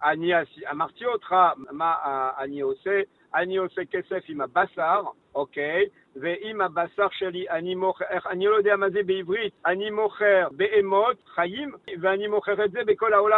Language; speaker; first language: Hebrew; non-native, learner; French